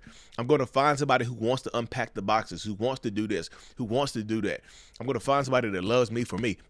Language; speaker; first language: English; native; English